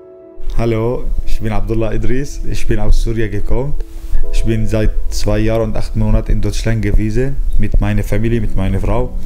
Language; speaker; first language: German; non-native, learner; Arabic